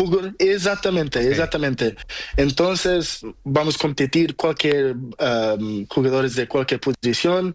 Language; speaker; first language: Spanish; non-native, learner; Portuguese